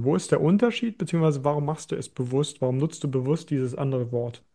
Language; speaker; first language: German; native; German